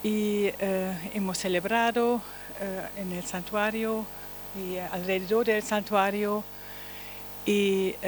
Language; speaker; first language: Spanish; non-native, learner; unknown